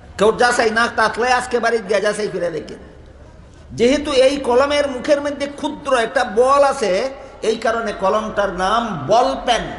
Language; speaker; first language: Bangla; native; Bangla